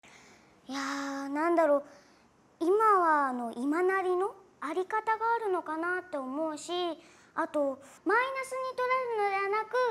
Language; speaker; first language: Japanese; native; Japanese